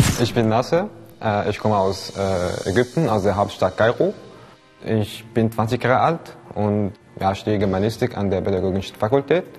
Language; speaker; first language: German; non-native, fluent; Arabic